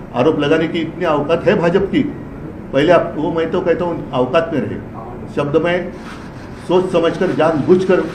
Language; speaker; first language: Hindi; non-native, local second language; Marathi